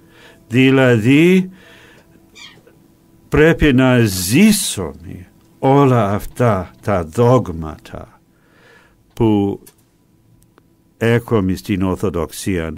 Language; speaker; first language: Greek; non-native, fluent; English